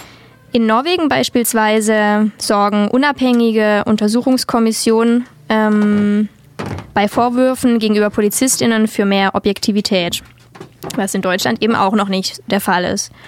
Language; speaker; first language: German; native; German